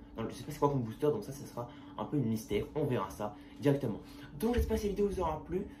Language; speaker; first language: French; native; French